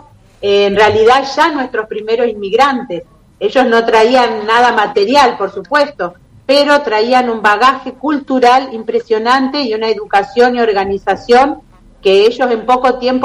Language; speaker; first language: Spanish; native; Spanish